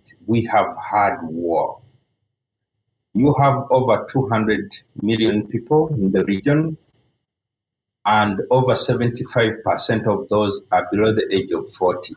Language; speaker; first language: English; non-native, local second language; Ganda